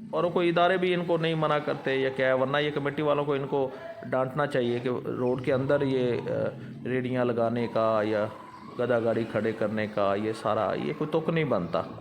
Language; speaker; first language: Urdu; non-native, local second language; Punjabi